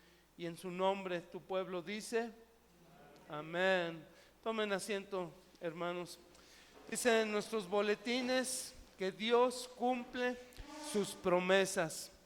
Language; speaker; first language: Spanish; native; Spanish